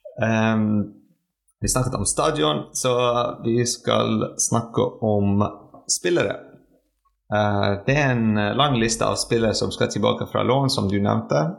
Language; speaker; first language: Norwegian; non-native, fluent; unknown